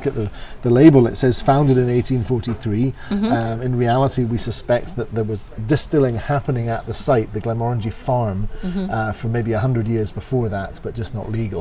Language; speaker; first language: English; native; English